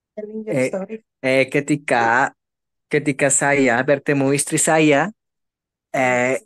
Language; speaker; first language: Indonesian; non-native, learner; Spanish